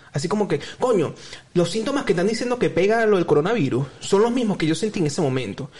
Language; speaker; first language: Spanish; native; Spanish